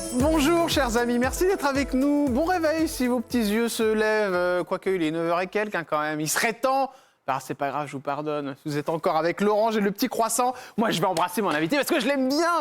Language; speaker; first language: French; native; French